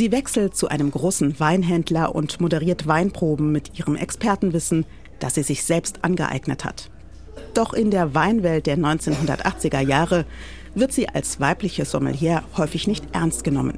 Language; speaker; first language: German; native; German